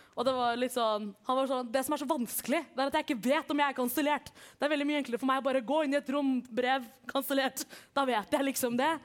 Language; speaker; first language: Norwegian; early bilingual, other home language; Kurdish